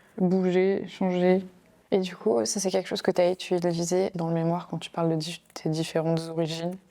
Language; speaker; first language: French; native; French